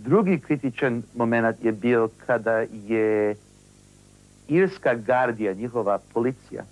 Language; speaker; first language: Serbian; early bilingual, heritage; English